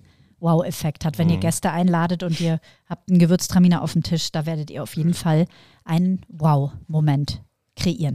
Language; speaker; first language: German; native; German